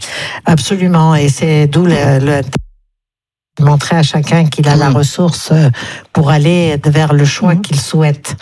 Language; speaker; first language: French; native; French